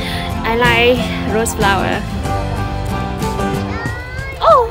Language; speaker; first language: English; non-native, learner; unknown